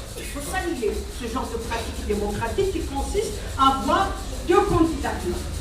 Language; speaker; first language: French; non-native, local second language; Kabyle